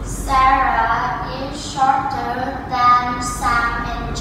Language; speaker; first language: English; non-native, learner; Vietnamese